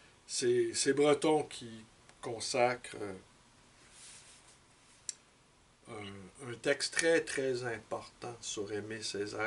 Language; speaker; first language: French; native; French